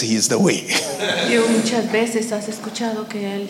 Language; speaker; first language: English; non-native, local second language; Akan